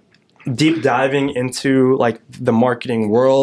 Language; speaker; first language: English; native; English